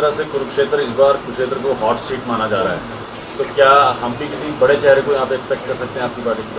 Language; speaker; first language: Hindi; native; Hindi